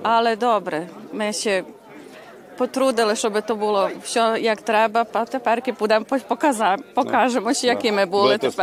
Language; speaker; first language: Ukrainian; early bilingual, heritage; Ukrainian